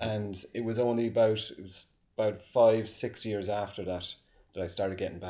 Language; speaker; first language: English; native; English